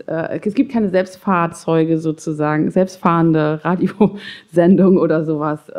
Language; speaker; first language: German; native; German